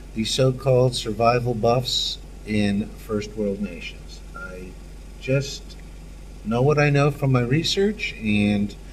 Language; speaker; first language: English; native; English